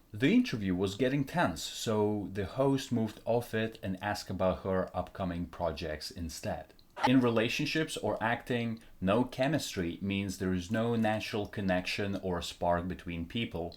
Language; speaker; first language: English; non-native, fluent; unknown